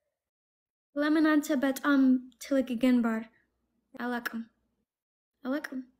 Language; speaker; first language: Amharic; non-native, learner; English